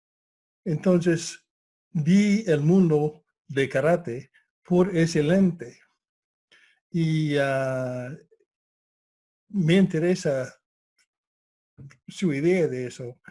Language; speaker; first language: Spanish; non-native, fluent; English